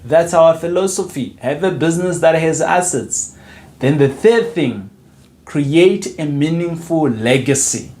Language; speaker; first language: English; non-native, local second language; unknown